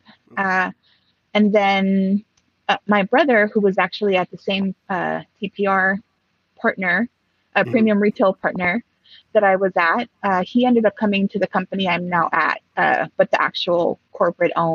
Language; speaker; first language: English; early bilingual, other home language; Spanish